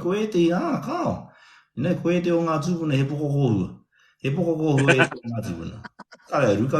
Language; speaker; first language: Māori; non-native, local second language; English